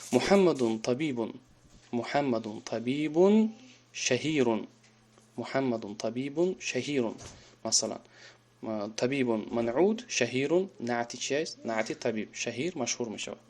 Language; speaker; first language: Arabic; non-native, fluent; Tajik